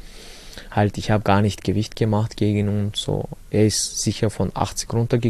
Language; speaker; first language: German; early bilingual, other home language; Chechen